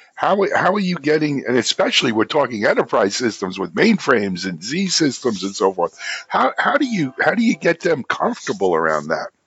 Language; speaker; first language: English; native; English